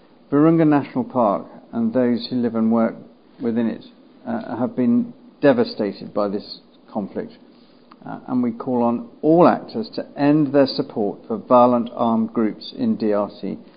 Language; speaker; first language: English; native; English